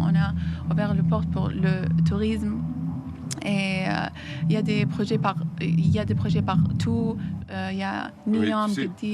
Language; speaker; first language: French; non-native, fluent; Arabic